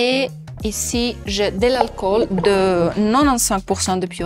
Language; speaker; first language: French; non-native, local second language; Dutch